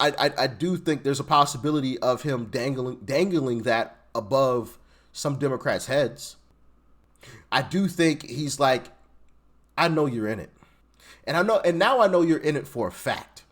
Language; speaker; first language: English; native; English